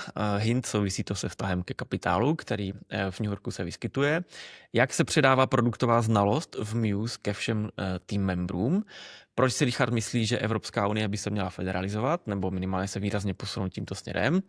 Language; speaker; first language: Czech; native; Czech